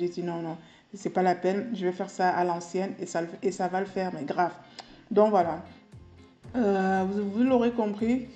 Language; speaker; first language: French; native; French